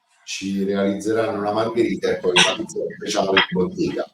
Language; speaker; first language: Italian; native; Italian